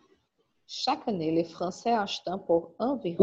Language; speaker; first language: French; non-native, learner; Portuguese